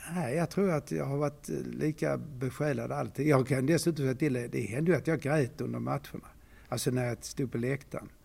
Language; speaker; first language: Swedish; native; Swedish